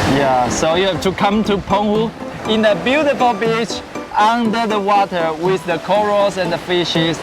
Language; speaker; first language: English; non-native, learner; Chinese